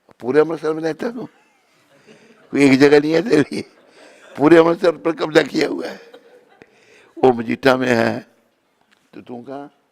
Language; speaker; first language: Hindi; non-native, local second language; Punjabi